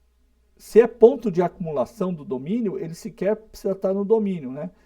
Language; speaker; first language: Portuguese; native; Portuguese